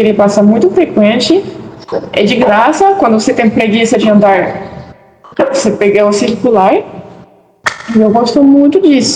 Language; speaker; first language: Portuguese; non-native, fluent; French